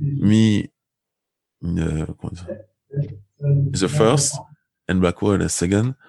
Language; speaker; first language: English; non-native, learner; French